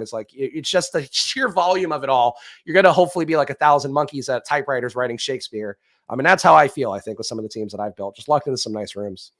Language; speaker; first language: English; native; English